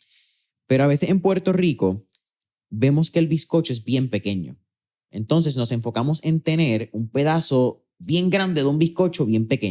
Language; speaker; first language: Spanish; native; Spanish